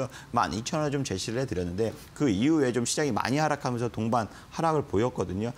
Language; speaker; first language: Korean; native; Korean